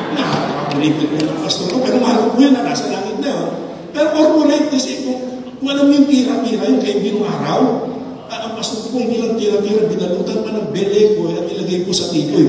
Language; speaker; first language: Filipino; non-native, local second language; Iloko